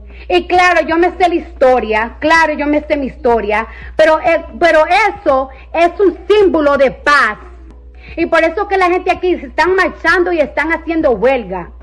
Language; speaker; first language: Spanish; early bilingual, heritage; Spanish